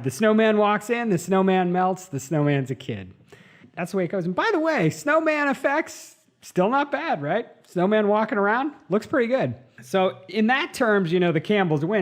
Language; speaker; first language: English; native; English